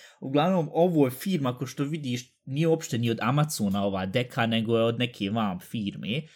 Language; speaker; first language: Bosnian; native; Bosnian